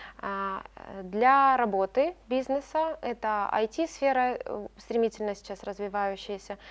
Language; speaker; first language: Russian; native; Russian